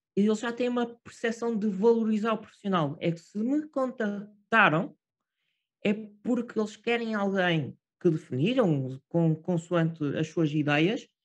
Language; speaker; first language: Portuguese; native; Portuguese